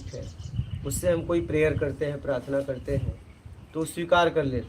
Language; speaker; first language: Hindi; native; Hindi